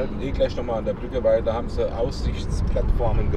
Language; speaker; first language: German; native; German